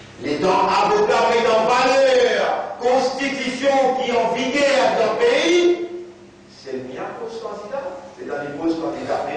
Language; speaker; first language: French; non-native, local second language; Morisyen